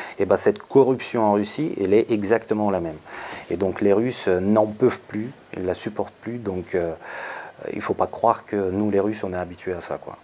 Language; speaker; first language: French; non-native, fluent; Russian